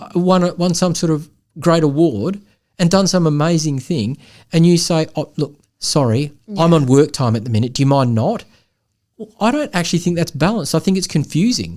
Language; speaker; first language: English; native; English